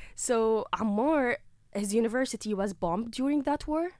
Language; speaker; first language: English; non-native, fluent; Arabic